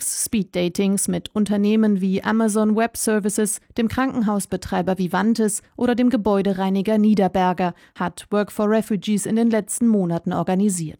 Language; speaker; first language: German; native; German